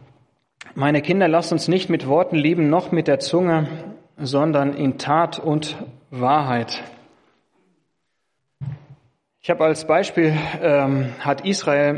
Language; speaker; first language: German; non-native, fluent; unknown